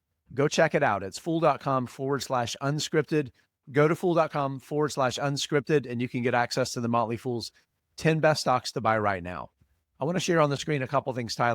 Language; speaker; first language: English; native; English